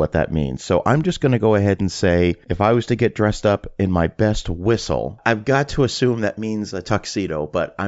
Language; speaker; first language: English; native; English